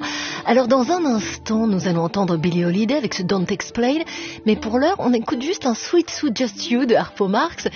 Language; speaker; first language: French; native; French